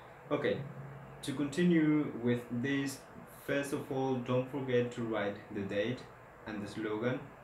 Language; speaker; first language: English; non-native, fluent; Spanish